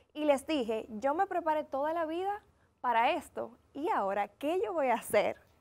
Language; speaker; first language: Spanish; native; Spanish